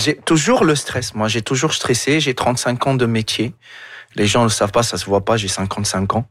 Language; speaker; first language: French; non-native, local second language; Arabic